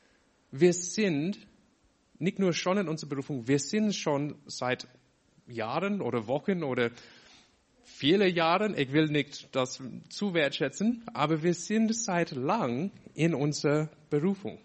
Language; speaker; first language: German; non-native, fluent; English